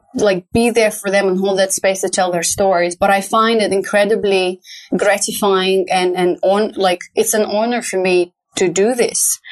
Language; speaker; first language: English; non-native, fluent; Romanian